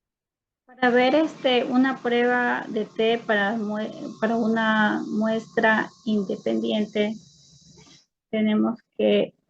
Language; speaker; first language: Spanish; native; Spanish